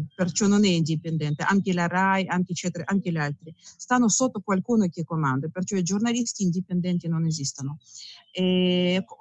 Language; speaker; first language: Italian; non-native, fluent; Russian